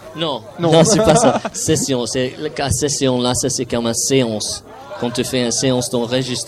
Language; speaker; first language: French; non-native, fluent; English